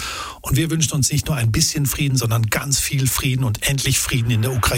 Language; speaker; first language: German; native; German